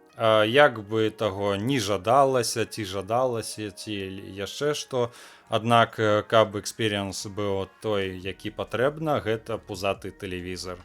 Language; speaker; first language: Belarusian; non-native, local second language; Russian